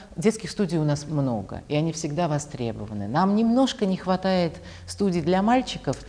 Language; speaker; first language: Russian; native; Russian